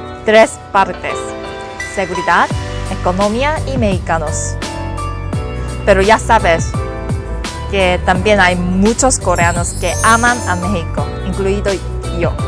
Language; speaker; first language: Spanish; non-native, fluent; Korean